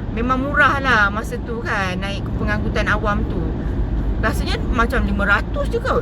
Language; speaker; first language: Malay; native; Malay